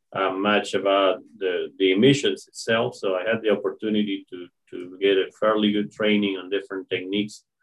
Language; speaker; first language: English; non-native, fluent; Spanish